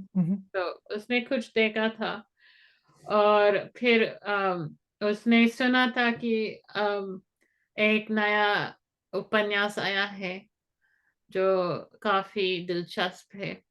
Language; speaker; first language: Hindi; non-native, fluent; English